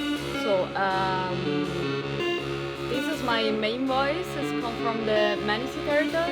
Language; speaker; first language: English; non-native, fluent; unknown